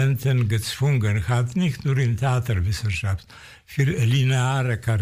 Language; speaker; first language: German; non-native, fluent; Polish